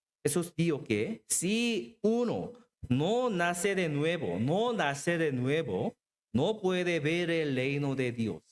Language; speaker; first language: Spanish; non-native, learner; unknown